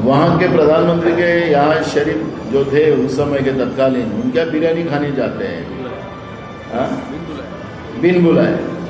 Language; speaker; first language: Hindi; non-native, local second language; Marathi